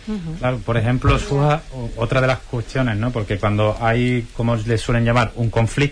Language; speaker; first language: Spanish; native; Spanish